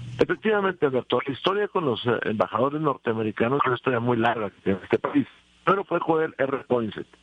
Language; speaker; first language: Spanish; native; Spanish